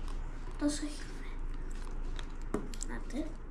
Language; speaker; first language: German; early bilingual, heritage; Bosnian